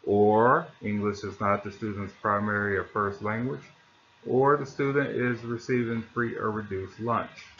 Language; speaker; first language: English; native; English